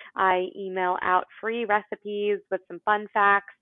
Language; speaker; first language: English; native; English